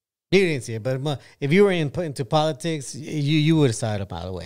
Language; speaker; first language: English; native; English